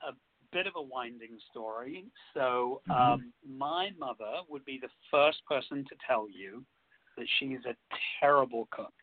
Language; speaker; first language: English; native; English